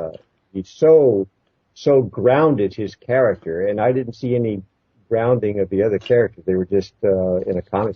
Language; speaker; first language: English; native; English